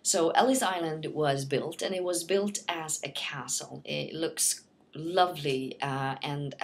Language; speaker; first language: English; non-native, fluent; Norwegian